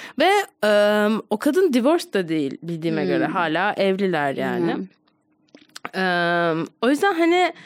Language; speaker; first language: Turkish; native; Turkish